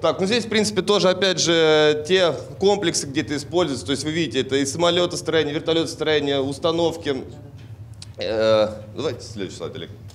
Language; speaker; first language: Russian; native; Russian